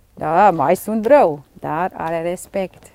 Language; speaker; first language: Romanian; non-native, learner; Dutch